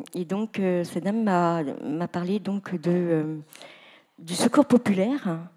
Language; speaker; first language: French; native; French